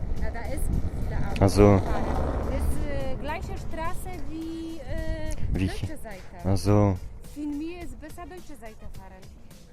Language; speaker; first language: German; non-native, learner; Polish